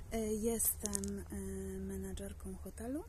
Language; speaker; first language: Polish; non-native, learner; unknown